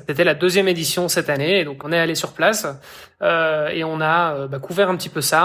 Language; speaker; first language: French; native; French